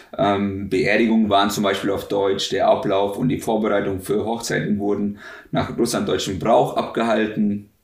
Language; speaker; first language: German; native; German